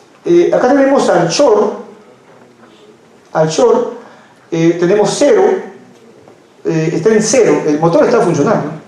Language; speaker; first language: Spanish; native; Spanish